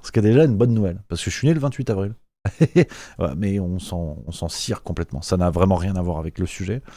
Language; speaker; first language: French; native; French